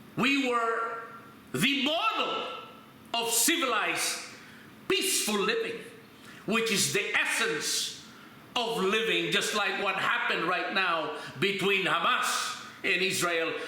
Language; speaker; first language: English; non-native, local second language; Filipino